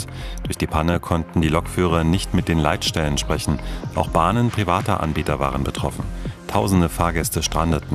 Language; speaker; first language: German; native; German